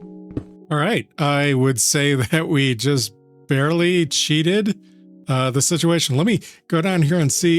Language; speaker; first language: English; native; English